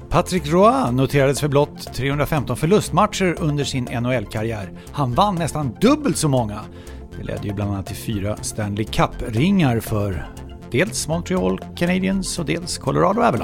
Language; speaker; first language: Swedish; native; Swedish